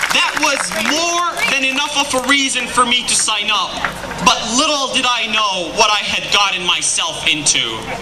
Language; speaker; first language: English; non-native, fluent; Arabic